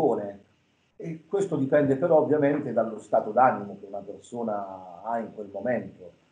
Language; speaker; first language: Italian; native; Italian